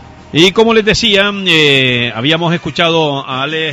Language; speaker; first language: Spanish; native; Spanish